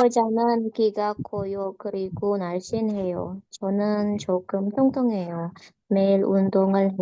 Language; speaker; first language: Korean; non-native, learner; Indonesian